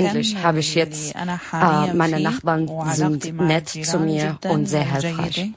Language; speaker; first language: German; non-native, learner; Arabic